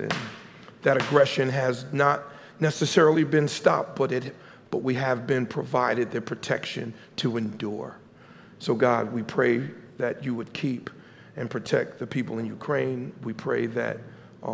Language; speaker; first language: English; native; English